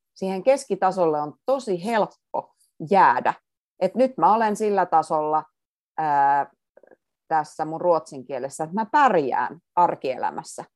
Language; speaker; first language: Finnish; native; Finnish